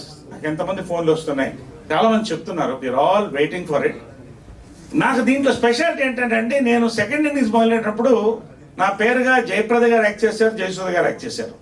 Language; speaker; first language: Telugu; native; Telugu